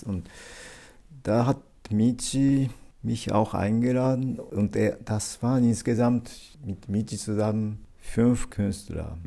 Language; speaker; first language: German; non-native, fluent; Japanese